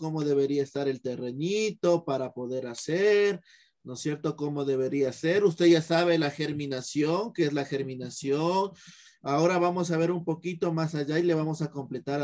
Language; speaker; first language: Spanish; native; Spanish